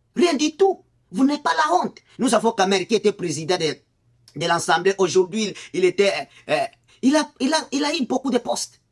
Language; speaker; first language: French; non-native, local second language; Swahili